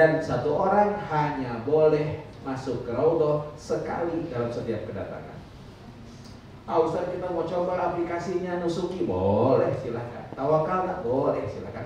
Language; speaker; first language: Indonesian; native; Indonesian